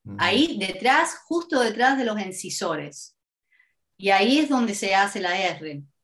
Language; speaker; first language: Spanish; native; Spanish